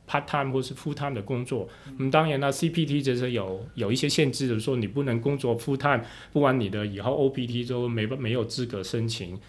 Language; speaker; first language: Chinese; non-native, local second language; Cantonese